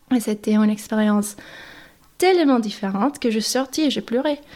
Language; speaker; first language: French; non-native, fluent; English